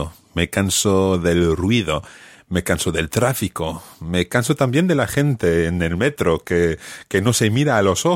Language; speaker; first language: Spanish; non-native, fluent; English